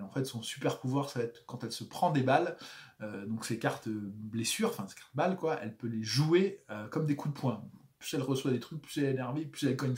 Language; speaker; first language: French; native; French